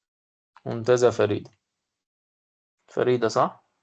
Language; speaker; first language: Arabic; native; Arabic